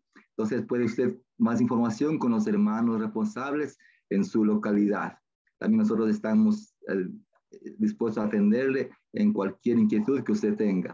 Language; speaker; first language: Spanish; native; Spanish